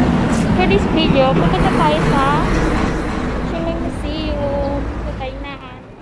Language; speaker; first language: Filipino; native; Filipino